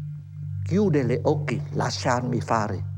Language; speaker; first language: Italian; non-native, fluent; Vietnamese